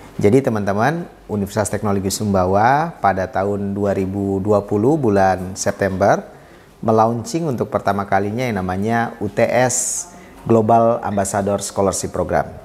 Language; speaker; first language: Indonesian; native; Indonesian